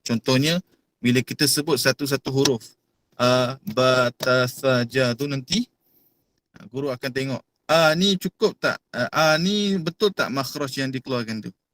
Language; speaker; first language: Malay; native; Malay